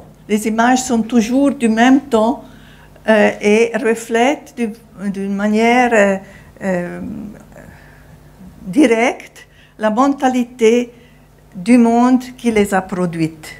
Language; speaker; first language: French; non-native, fluent; Italian